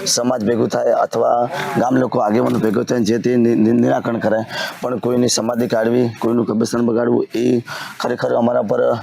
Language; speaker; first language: Gujarati; native; Gujarati